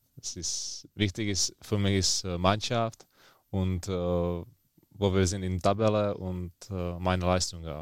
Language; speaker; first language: German; non-native, learner; Czech